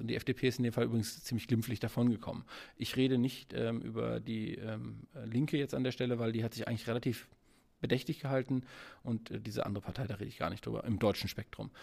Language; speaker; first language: German; native; German